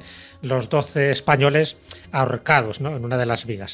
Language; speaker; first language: Spanish; native; Spanish